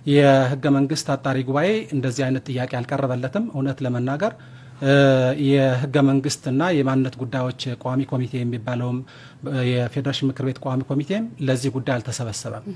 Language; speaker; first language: Amharic; non-native, local second language; Tigrinya